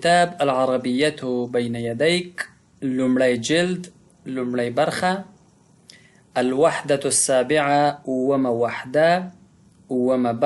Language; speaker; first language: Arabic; non-native, fluent; Pashto